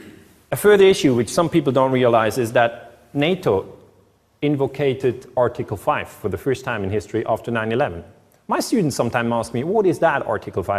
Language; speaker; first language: English; non-native, fluent; German